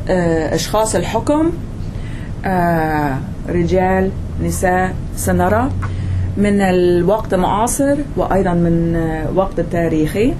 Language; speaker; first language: Arabic; non-native, fluent; English